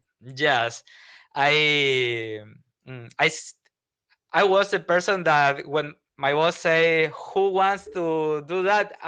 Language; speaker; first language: English; non-native, learner; Spanish